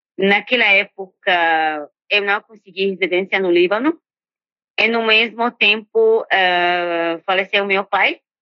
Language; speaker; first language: Portuguese; non-native, fluent; Arabic